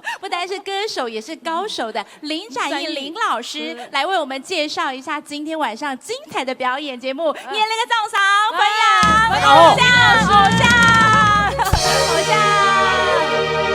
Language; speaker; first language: Chinese; native; Chinese